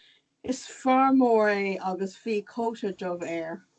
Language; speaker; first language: Irish; non-native, local second language; English